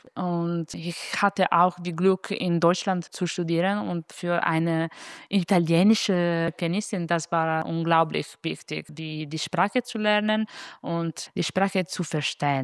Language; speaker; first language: German; non-native, fluent; Italian